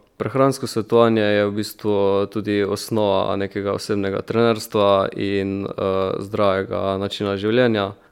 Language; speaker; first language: Slovenian; native; Slovenian